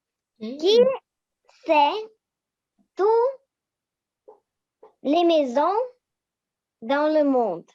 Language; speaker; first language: French; non-native, learner; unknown